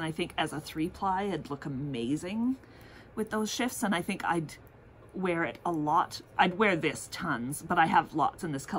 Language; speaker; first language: English; native; English